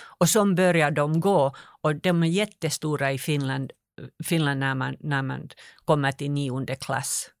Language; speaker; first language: Swedish; non-native, local second language; Finnish